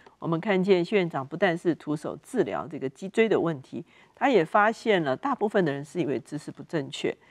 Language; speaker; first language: Chinese; native; Chinese